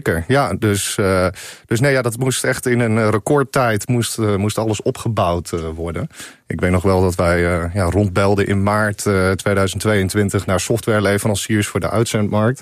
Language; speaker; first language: Dutch; native; Dutch